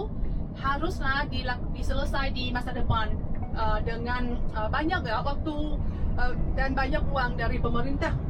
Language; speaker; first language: Indonesian; non-native, fluent; Vietnamese